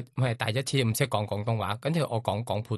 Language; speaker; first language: Cantonese; non-native, learner; Thai